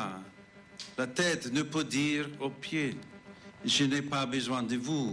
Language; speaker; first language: French; non-native, fluent; English